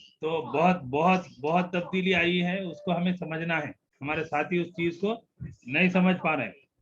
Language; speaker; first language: Urdu; native; Urdu